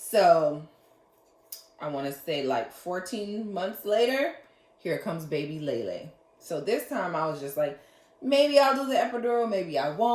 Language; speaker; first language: English; native; English